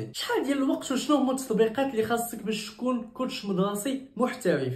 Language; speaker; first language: Arabic; native; Arabic